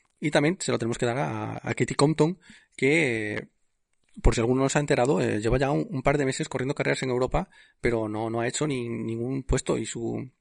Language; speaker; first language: Spanish; native; Spanish